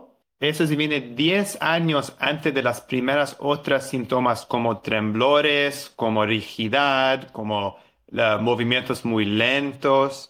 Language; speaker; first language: Spanish; non-native, learner; English